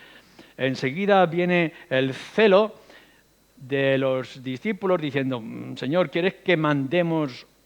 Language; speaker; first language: Spanish; native; Spanish